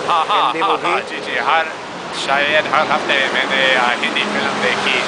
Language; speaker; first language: Hindi; non-native, learner; English